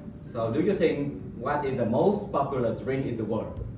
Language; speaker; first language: English; non-native, learner; Vietnamese